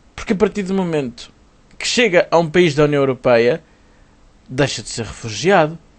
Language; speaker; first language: Portuguese; native; Portuguese